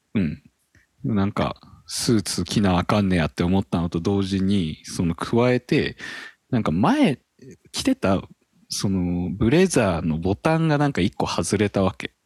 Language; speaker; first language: Japanese; early bilingual, heritage; Japanese